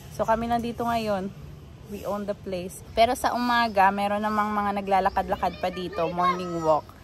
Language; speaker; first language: Filipino; non-native, local second language; Hiligaynon